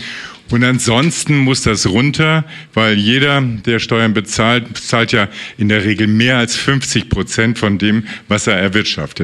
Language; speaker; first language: German; native; German